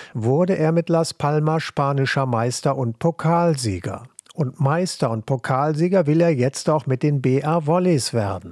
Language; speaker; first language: German; native; German